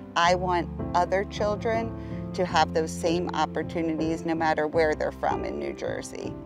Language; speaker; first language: English; native; English